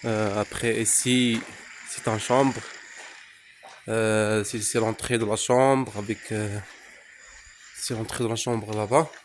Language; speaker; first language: French; non-native, local second language; Arabic